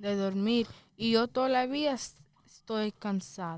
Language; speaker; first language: Spanish; early bilingual, heritage; Spanish